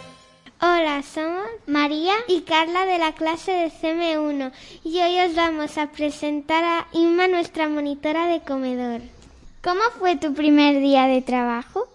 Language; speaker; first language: Spanish; native; Spanish